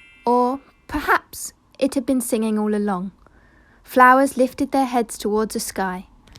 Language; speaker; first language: English; native; English